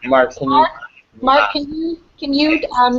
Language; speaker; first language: English; native; English